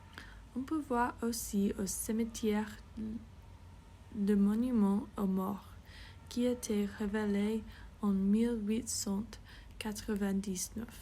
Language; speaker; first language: French; non-native, fluent; English